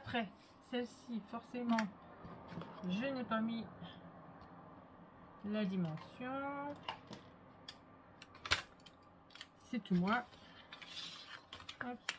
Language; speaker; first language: French; native; French